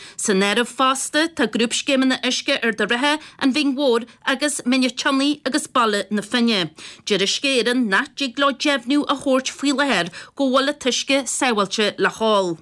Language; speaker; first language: Irish; native; Irish